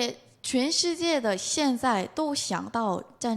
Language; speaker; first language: Chinese; non-native, fluent; Korean